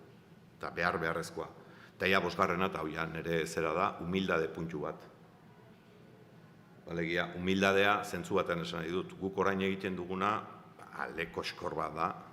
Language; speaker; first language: Basque; native; Basque